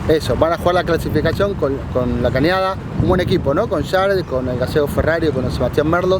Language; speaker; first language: Spanish; native; Spanish